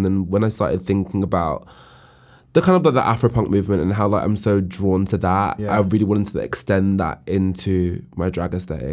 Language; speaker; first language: English; native; English